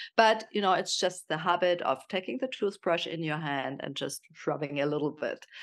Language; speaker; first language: English; non-native, fluent; German